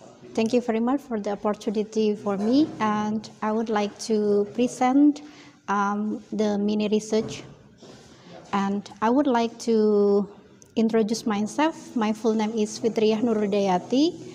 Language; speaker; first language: English; non-native, fluent; Indonesian